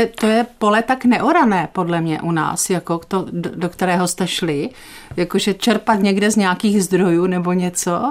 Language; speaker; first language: Czech; native; Czech